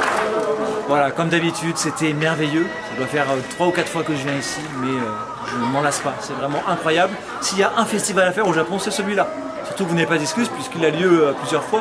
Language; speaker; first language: French; native; French